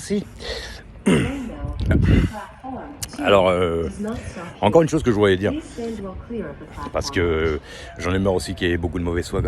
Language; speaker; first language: French; native; French